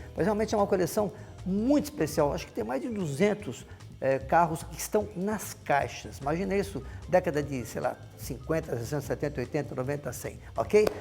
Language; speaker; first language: Portuguese; native; Portuguese